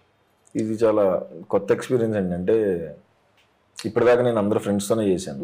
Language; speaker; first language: Telugu; native; Telugu